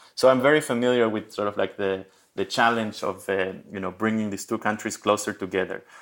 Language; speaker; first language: English; early bilingual, other home language; Spanish